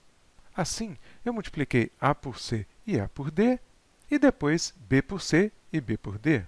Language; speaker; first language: Portuguese; native; Portuguese